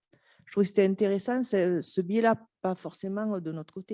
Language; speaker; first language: French; native; French